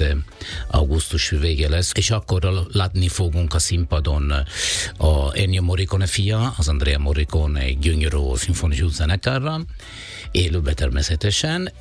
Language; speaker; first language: Hungarian; non-native, fluent; Italian